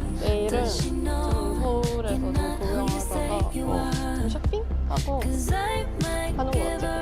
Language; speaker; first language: Korean; non-native, fluent; Japanese